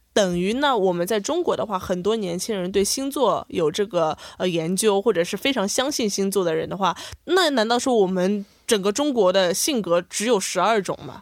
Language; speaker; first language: Chinese; native; Chinese